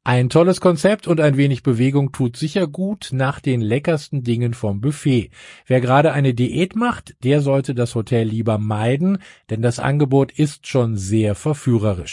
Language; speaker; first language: German; native; German